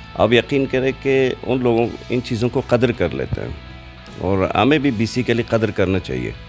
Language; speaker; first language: Urdu; non-native, local second language; Punjabi